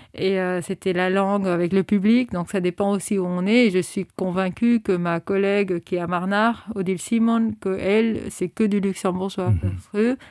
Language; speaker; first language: French; non-native, fluent; German